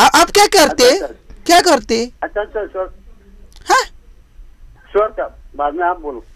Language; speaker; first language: Hindi; non-native, local second language; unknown